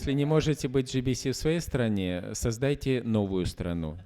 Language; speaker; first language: Russian; native; Russian